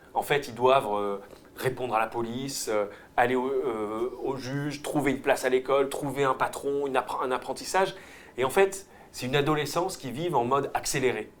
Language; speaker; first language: French; native; French